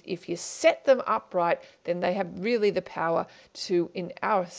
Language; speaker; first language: English; native; English